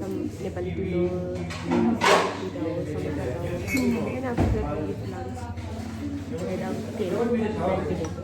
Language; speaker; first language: English; non-native, learner; Tibetan